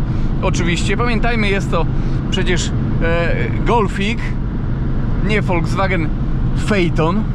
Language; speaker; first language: Polish; native; Polish